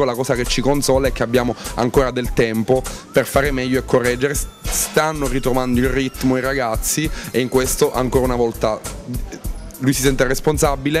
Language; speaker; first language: Italian; native; Italian